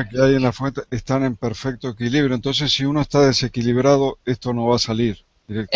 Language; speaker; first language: Spanish; native; Spanish